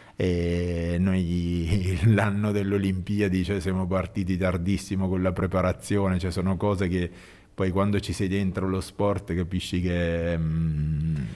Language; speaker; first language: Italian; native; Italian